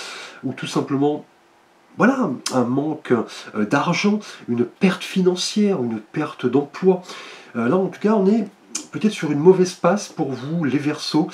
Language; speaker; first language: French; native; French